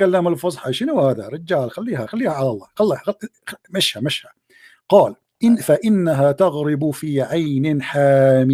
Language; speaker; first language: Arabic; native; Arabic